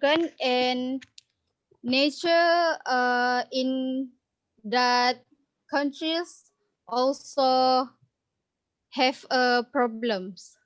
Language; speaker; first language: English; non-native, learner; Indonesian